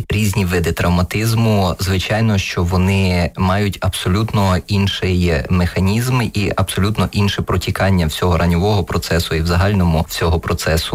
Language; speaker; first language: Ukrainian; native; Ukrainian